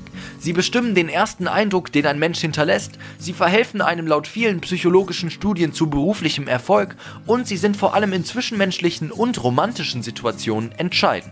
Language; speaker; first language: German; native; German